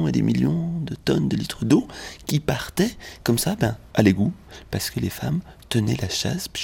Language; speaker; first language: French; native; French